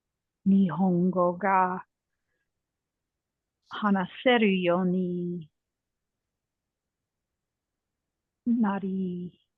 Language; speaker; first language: Japanese; non-native, learner; English